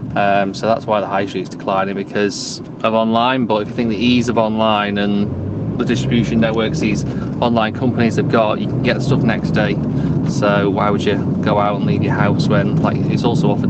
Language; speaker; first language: English; native; English